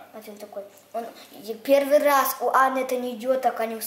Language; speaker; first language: Russian; early bilingual, heritage; Russian